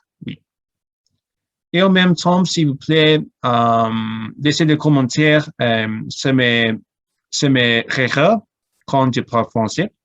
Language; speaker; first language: French; non-native, learner; Cantonese